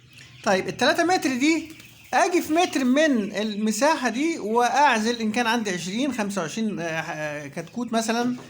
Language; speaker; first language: Arabic; native; Arabic